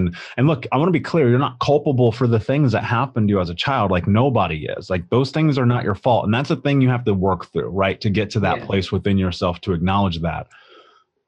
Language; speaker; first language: English; native; English